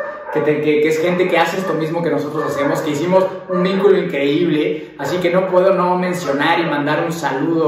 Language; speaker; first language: Spanish; native; Spanish